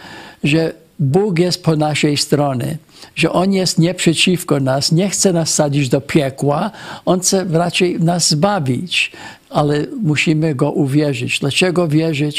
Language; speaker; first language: Polish; early bilingual, heritage; Polish